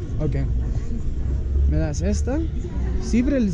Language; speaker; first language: Spanish; non-native, learner; English